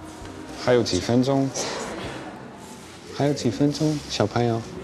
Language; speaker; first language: Chinese; non-native, fluent; Dutch